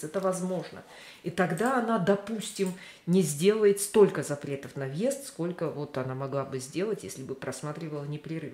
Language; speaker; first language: Russian; native; Russian